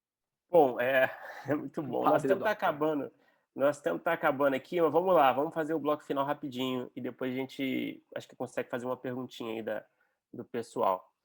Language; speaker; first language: Portuguese; native; Portuguese